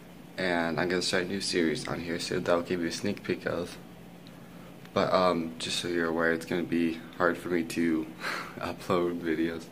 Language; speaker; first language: English; native; English